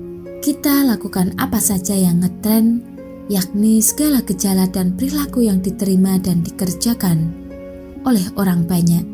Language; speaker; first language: Indonesian; native; Indonesian